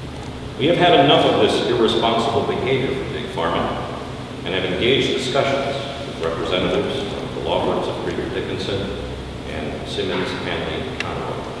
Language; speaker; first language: English; native; English